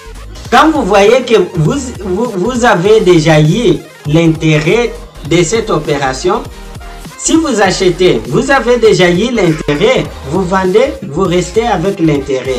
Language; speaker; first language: French; non-native, learner; Portuguese